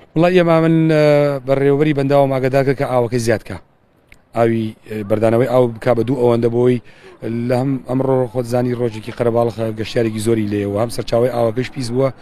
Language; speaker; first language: Central Kurdish; native; Central Kurdish